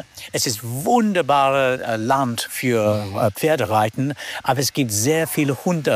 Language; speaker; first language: German; non-native, fluent; English